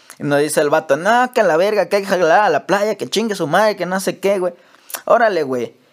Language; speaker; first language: Spanish; native; Spanish